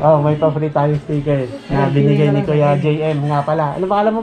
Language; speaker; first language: Filipino; native; Filipino